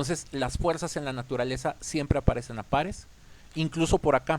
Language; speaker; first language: Spanish; native; Spanish